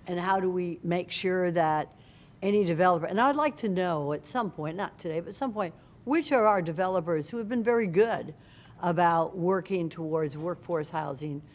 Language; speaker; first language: English; native; English